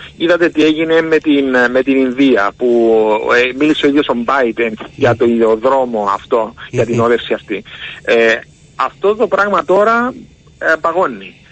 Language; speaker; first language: Greek; native; Greek